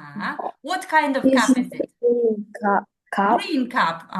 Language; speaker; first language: English; non-native, fluent; Kazakh